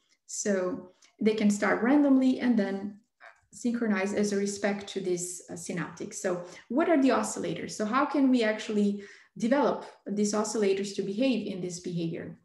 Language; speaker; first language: English; non-native, fluent; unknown